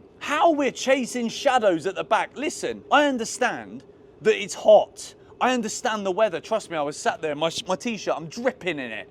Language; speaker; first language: English; native; English